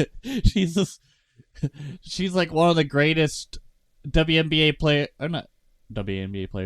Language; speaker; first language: English; native; English